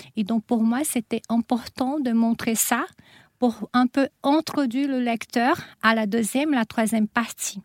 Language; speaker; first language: French; non-native, fluent; Portuguese